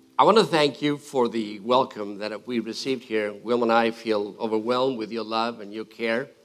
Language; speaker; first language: English; non-native, fluent; Spanish